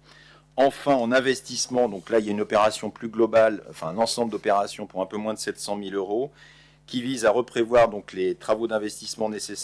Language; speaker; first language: French; native; French